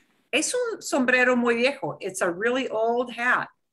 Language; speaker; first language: Spanish; non-native, fluent; English